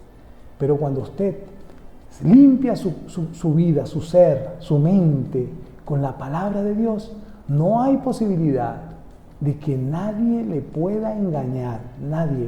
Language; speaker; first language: Spanish; native; Spanish